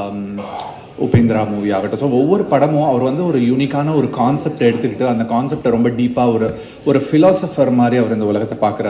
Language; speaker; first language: Tamil; native; Tamil